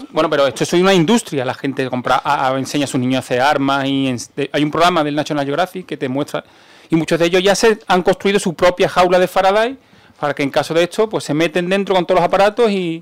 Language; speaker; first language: Spanish; native; Spanish